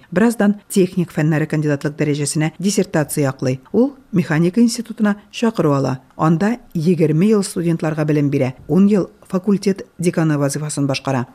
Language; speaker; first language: Tatar; native; Tatar